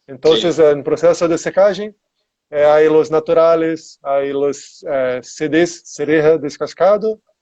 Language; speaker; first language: Spanish; non-native, learner; Portuguese